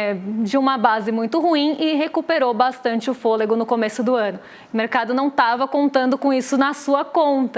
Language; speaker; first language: Portuguese; native; Portuguese